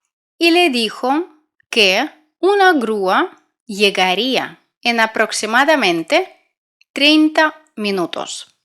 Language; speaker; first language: Spanish; non-native, fluent; Russian